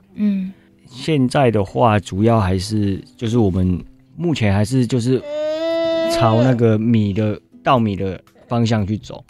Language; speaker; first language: Chinese; native; Chinese